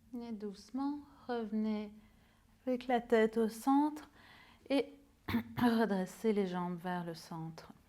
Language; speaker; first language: French; native; French